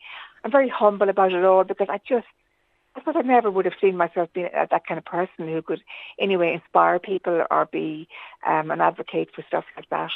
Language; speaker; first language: English; native; English